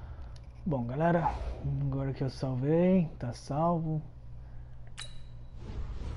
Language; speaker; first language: Portuguese; early bilingual, heritage; Portuguese